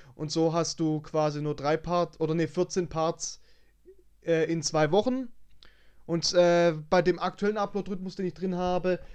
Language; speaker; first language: German; native; German